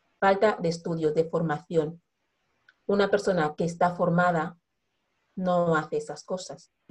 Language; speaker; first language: Spanish; non-native, local second language; Fang